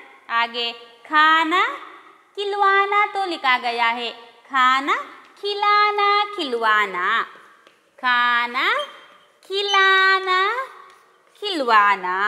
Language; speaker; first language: Hindi; non-native, local second language; Kannada